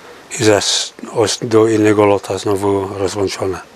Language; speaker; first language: Polish; early bilingual, heritage; Polish